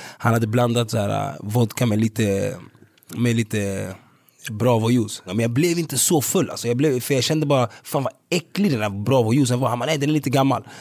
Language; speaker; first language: Swedish; early bilingual, other home language; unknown